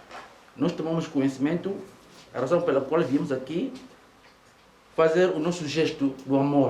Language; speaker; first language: Portuguese; native; Portuguese